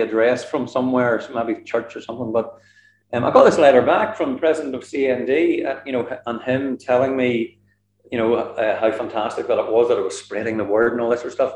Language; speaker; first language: English; native; English